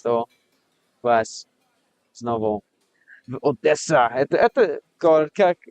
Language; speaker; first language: Russian; non-native, learner; English